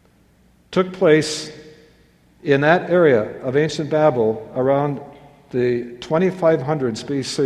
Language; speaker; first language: English; native; English